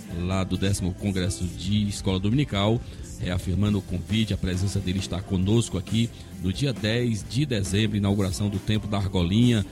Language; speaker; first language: Portuguese; native; Portuguese